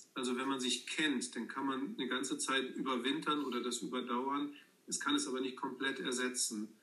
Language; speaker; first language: German; native; German